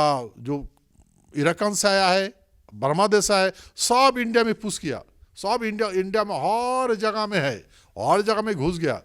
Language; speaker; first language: Hindi; non-native, local second language; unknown